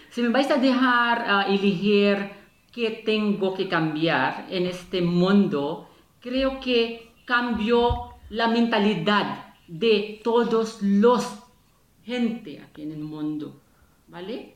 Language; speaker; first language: Spanish; non-native, fluent; Filipino